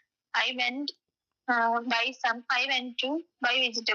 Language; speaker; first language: English; non-native, learner; Malayalam